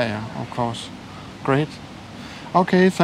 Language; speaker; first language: English; non-native, learner; Swedish